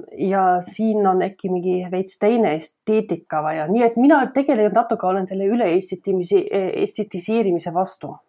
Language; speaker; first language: Estonian; non-native, fluent; German